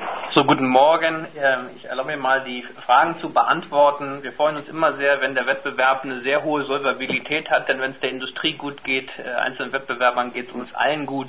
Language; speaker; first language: German; native; German